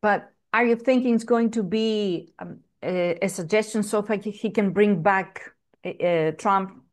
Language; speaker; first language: English; non-native, fluent; Greek